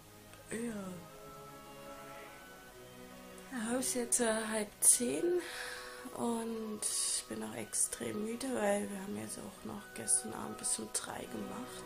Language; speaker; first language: German; native; German